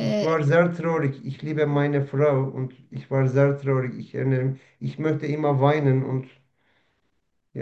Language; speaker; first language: German; non-native, learner; Turkish